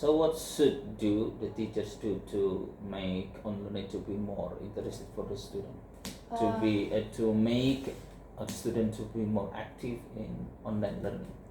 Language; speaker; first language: English; non-native, learner; Indonesian